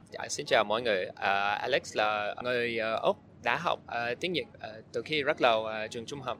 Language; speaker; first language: Vietnamese; non-native, learner; English